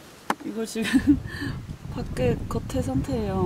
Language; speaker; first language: Korean; non-native, fluent; Chinese